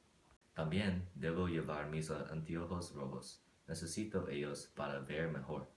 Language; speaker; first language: Spanish; non-native, learner; English